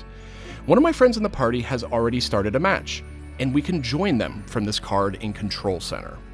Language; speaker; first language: English; native; English